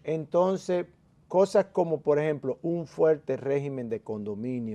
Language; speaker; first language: Spanish; native; Spanish